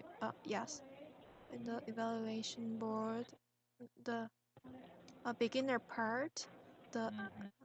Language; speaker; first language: English; non-native, learner; Korean